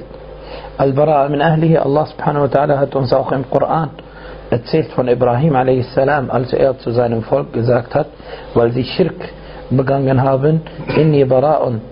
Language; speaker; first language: German; non-native, fluent; Arabic